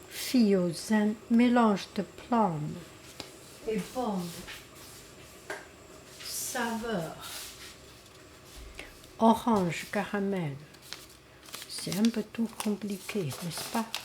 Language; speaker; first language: French; non-native, learner; Chinese